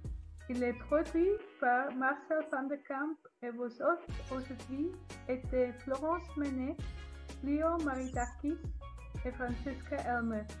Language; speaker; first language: French; non-native, fluent; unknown